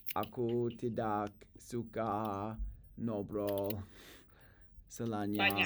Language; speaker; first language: Indonesian; non-native, learner; English